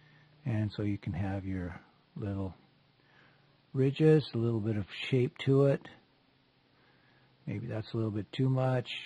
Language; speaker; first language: English; native; English